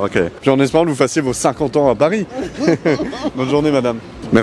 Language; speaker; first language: French; native; French